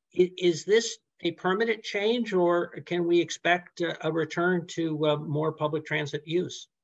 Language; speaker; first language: English; native; English